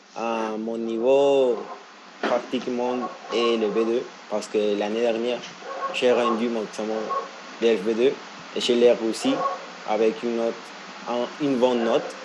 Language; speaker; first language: French; non-native, fluent; Spanish